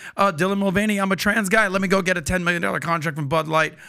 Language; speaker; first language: English; native; English